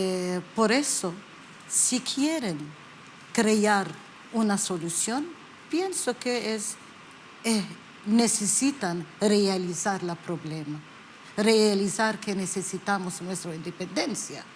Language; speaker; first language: Spanish; non-native, learner; Arabic